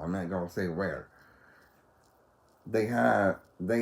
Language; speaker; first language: English; native; English